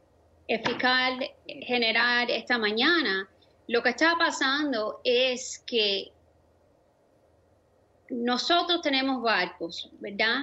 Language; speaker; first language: Spanish; early bilingual, other home language; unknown